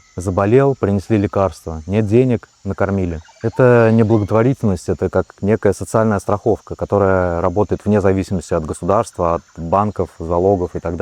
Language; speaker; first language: Russian; native; Russian